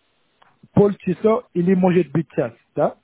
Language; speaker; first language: Russian; non-native, fluent; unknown